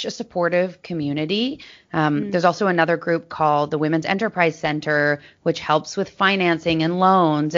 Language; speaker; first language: English; native; English